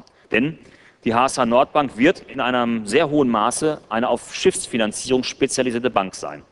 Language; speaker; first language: German; native; German